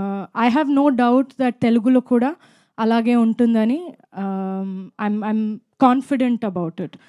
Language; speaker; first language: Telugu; non-native, fluent; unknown